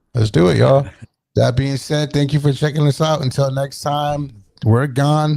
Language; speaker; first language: English; native; English